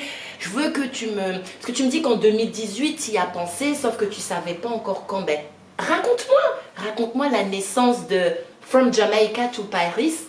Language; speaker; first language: French; native; French